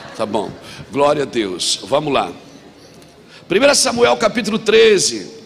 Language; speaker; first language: Portuguese; native; Portuguese